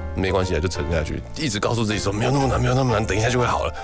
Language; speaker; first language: Chinese; native; Chinese